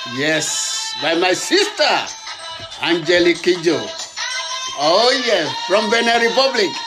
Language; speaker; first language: English; non-native, local second language; Yoruba